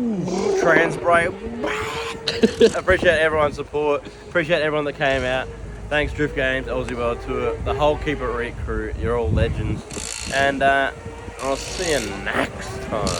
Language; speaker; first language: English; native; English